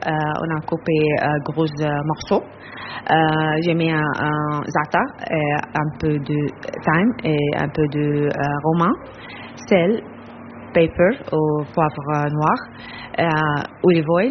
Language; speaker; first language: French; non-native, learner; Arabic